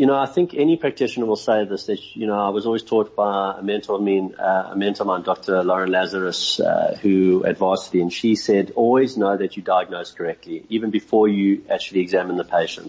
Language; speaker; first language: English; native; English